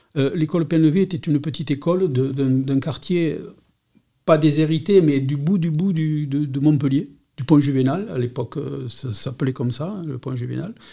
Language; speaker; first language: French; non-native, local second language; Catalan